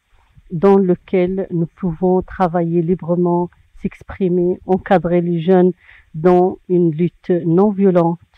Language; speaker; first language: French; non-native, local second language; Arabic